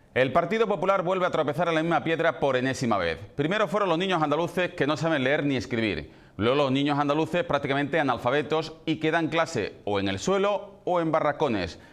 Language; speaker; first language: Spanish; native; Spanish